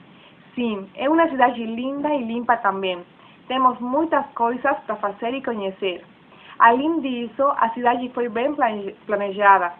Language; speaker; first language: Portuguese; non-native, learner; Spanish